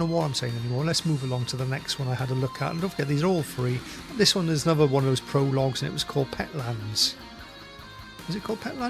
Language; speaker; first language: English; native; English